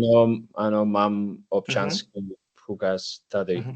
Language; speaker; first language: Czech; non-native, learner; English